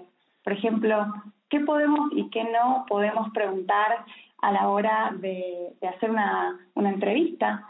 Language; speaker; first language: Spanish; native; Spanish